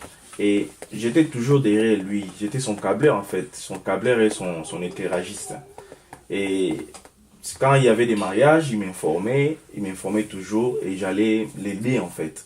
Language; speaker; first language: French; non-native, local second language; Lingala